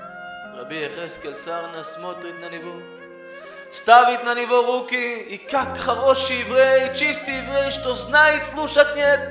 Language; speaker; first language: Russian; early bilingual, heritage; Russian